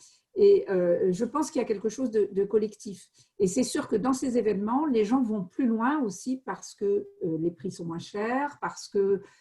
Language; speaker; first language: French; native; French